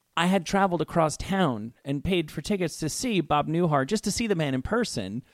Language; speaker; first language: English; native; English